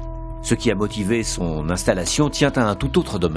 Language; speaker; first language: French; native; French